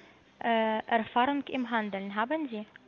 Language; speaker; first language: German; non-native, learner; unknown